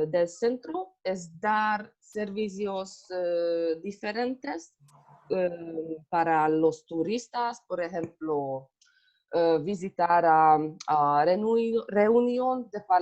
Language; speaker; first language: Spanish; non-native, learner; Hungarian